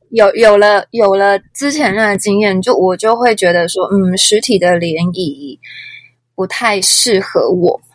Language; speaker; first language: Chinese; native; Chinese